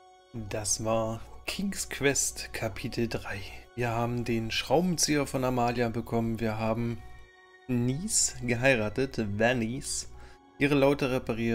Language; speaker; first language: German; native; German